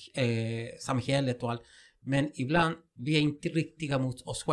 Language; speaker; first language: Swedish; non-native, fluent; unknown